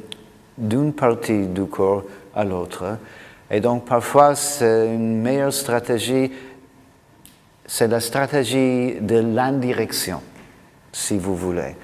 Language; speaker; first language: French; non-native, fluent; English